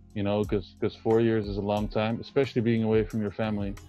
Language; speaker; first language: English; non-native, fluent; Dutch